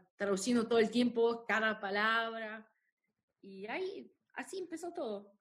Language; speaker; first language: Spanish; non-native, fluent; German